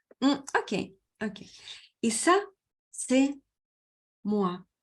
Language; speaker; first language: French; non-native, fluent; Russian